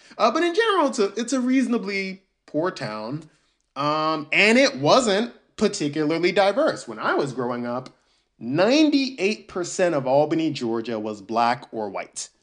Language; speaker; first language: English; early bilingual, other home language; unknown